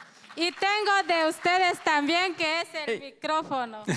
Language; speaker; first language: Spanish; non-native, local second language; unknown